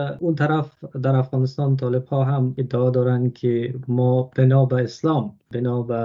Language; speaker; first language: Persian; native; Persian